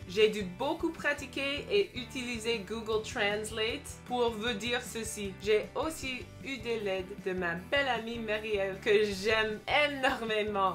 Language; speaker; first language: French; non-native, learner; English